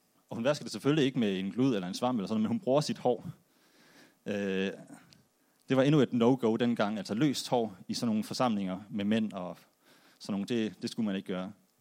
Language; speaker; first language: Danish; native; Danish